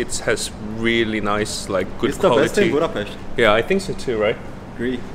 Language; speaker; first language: English; non-native, learner; Korean